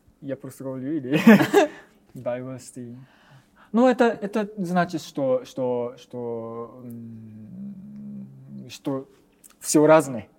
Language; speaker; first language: Russian; non-native, learner; Japanese